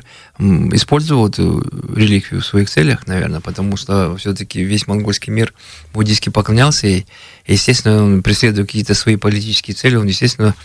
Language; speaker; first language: Russian; native; Russian